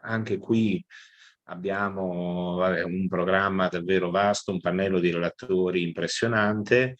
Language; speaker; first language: Italian; native; Italian